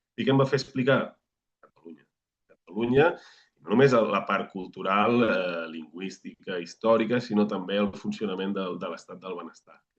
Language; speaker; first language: Catalan; native; Catalan